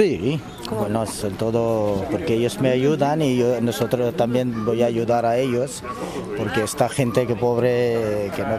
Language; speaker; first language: Spanish; non-native, learner; Portuguese